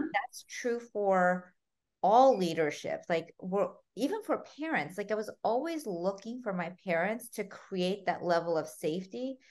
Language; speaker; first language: English; early bilingual, other home language; Armenian